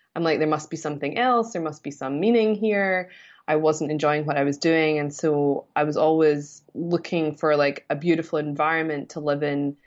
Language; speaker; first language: English; native; English